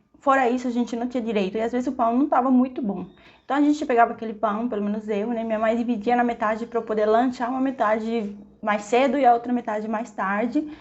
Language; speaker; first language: Portuguese; non-native, fluent; Spanish